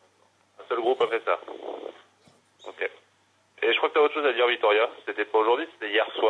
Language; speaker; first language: French; native; French